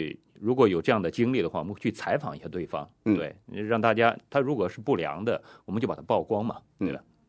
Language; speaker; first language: Chinese; native; Chinese